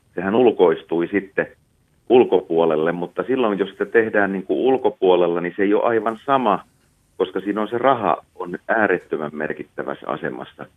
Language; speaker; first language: Finnish; native; Finnish